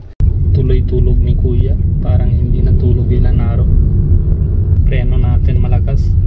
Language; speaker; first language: Filipino; non-native, learner; Punjabi